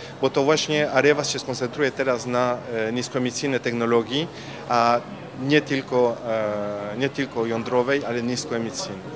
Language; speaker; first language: Polish; non-native, learner; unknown